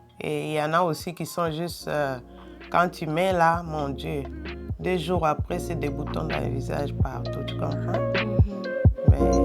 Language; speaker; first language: French; non-native, local second language; Lingala